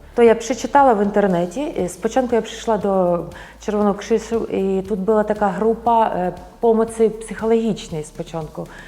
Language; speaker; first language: Ukrainian; native; Ukrainian